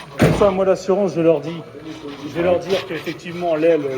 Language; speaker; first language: French; native; French